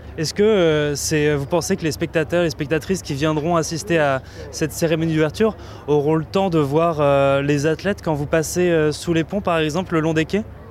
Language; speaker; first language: French; non-native, fluent; German